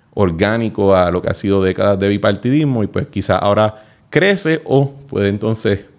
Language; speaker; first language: Spanish; native; Spanish